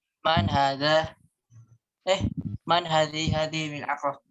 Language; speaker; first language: Arabic; non-native, learner; Indonesian